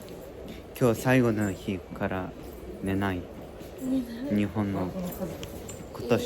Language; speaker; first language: Japanese; non-native, learner; Mongolian